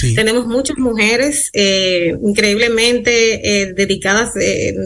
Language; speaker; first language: Spanish; native; Spanish